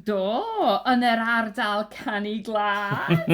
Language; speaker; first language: Welsh; non-native, fluent; English